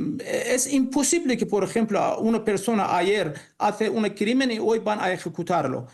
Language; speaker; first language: Spanish; non-native, learner; Persian